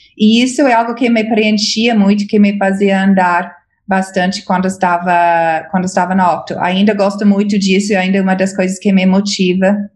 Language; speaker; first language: Portuguese; non-native, fluent; English